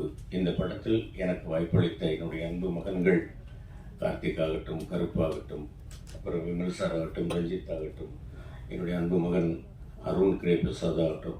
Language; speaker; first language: Tamil; native; Tamil